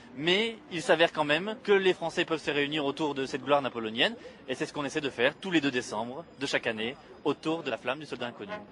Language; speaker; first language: French; native; French